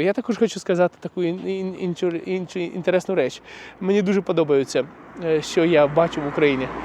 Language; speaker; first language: Ukrainian; non-native, local second language; Russian